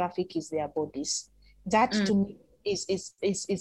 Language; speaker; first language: English; non-native, local second language; Masai